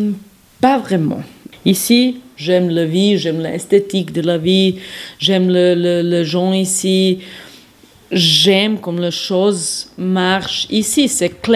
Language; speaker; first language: French; non-native, fluent; Serbian